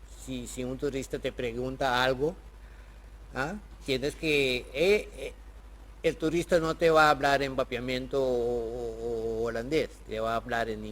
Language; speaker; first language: Spanish; non-native, fluent; Papiamento